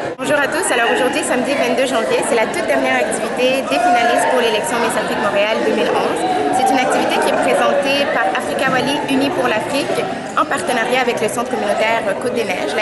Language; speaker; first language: French; native; French